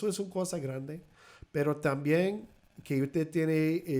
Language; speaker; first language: Spanish; early bilingual, heritage; Spanish